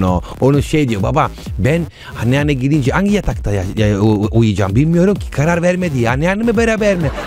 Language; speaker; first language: Turkish; non-native, learner; Italian